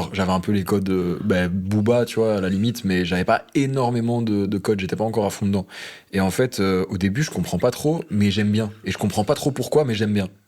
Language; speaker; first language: French; native; French